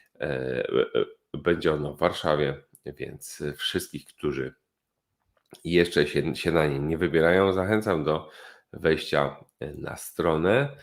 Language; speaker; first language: Polish; native; Polish